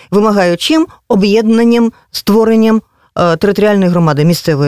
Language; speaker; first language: Ukrainian; native; Ukrainian